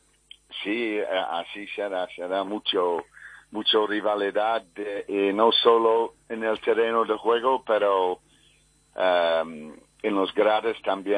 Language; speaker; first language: Spanish; non-native, fluent; English